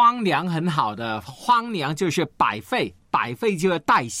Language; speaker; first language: Chinese; native; Chinese